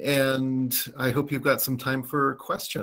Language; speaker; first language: English; native; English